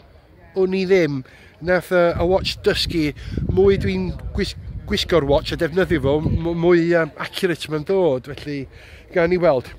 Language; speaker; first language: Welsh; non-native, local second language; English